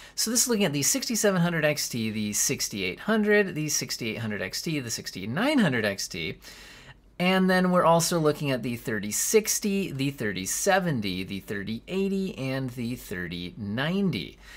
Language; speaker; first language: English; native; English